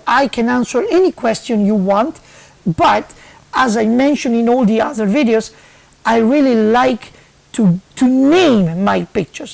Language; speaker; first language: English; non-native, fluent; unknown